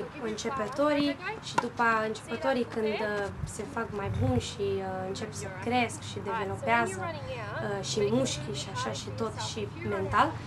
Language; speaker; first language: Romanian; early bilingual, heritage; Romanian